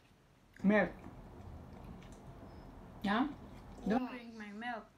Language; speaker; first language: English; non-native, learner; Filipino